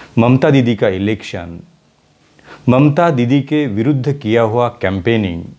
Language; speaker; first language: Hindi; non-native, local second language; Marathi